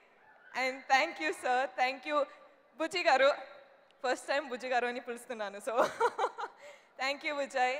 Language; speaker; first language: Telugu; non-native, learner; Kannada